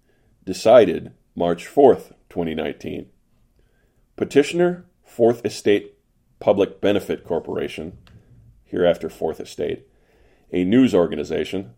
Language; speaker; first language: English; native; English